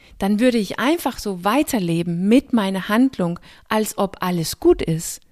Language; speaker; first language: German; non-native, fluent; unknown